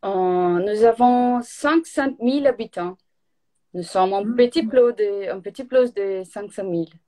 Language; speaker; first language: French; non-native, learner; Portuguese